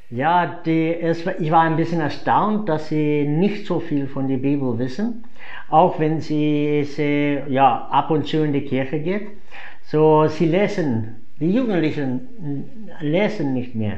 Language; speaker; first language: German; non-native, fluent; English